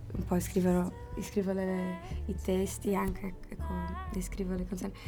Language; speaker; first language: Italian; non-native, fluent; Portuguese